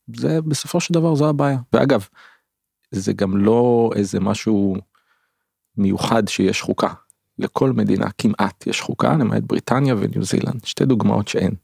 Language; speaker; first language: Hebrew; native; Hebrew